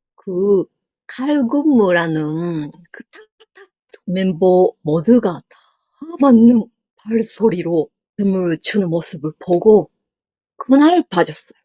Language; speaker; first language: Korean; non-native, learner; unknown